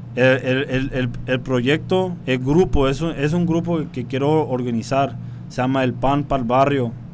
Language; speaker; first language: Spanish; early bilingual, heritage; Spanish